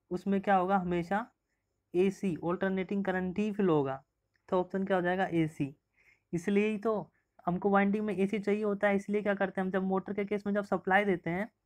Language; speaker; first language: Hindi; native; Hindi